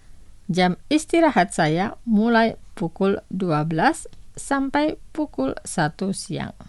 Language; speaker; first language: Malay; non-native, fluent; Spanish